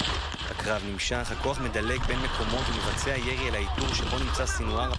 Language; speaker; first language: Hebrew; native; Hebrew